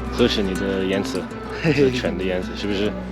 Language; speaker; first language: Chinese; non-native, fluent; English